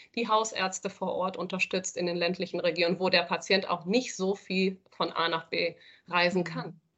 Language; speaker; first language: German; early bilingual, other home language; Spanish